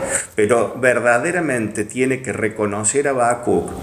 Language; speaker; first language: Spanish; native; Spanish